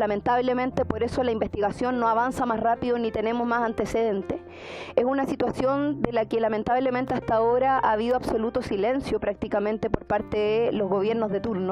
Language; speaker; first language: Spanish; native; Spanish